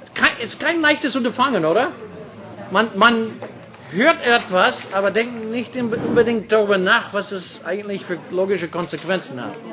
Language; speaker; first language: German; non-native, fluent; English